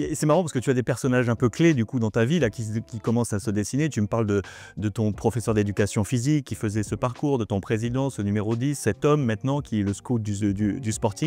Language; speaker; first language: French; native; French